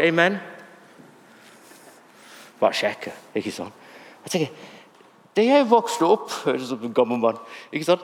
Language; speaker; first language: Norwegian; non-native, fluent; English